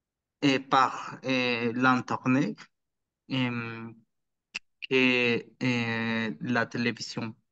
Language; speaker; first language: French; non-native, learner; Spanish